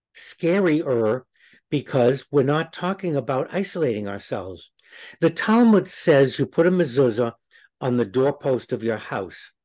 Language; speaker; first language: English; native; English